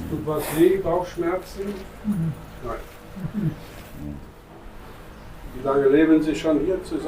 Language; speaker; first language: German; non-native, fluent; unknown